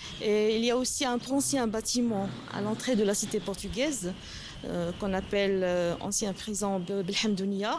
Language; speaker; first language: French; non-native, local second language; Arabic